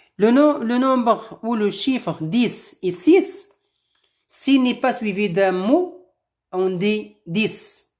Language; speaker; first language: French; non-native, local second language; Arabic